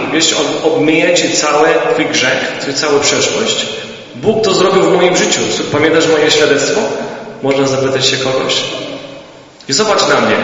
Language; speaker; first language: Polish; early bilingual, heritage; Polish